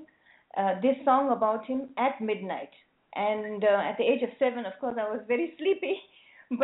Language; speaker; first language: English; native; English